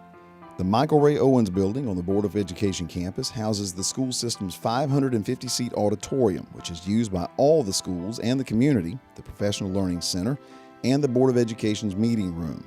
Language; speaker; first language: English; native; English